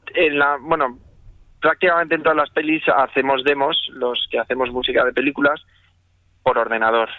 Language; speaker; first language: Spanish; native; Spanish